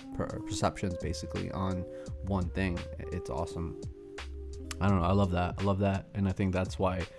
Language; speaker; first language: English; early bilingual, other home language; Spanish